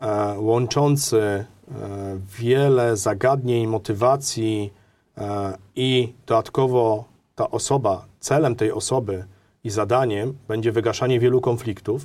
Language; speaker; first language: Polish; native; Polish